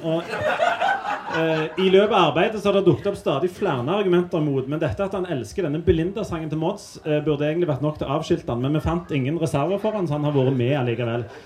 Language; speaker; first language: Norwegian; native; Norwegian